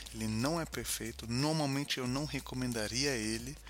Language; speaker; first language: Portuguese; non-native, fluent; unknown